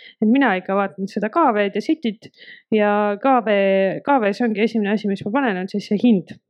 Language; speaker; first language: Estonian; native; Estonian